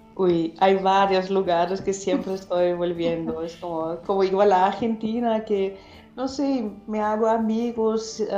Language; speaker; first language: Spanish; non-native, fluent; German